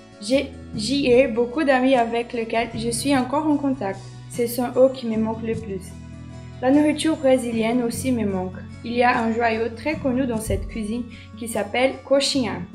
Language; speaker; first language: French; non-native, learner; Portuguese